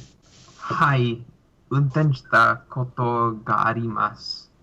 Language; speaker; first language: Japanese; non-native, learner; English